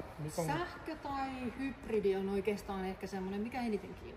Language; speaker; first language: Finnish; native; Finnish